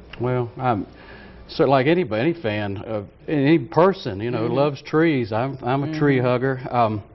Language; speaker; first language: English; native; English